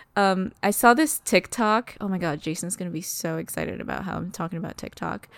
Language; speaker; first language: English; early bilingual, other home language; Malagasy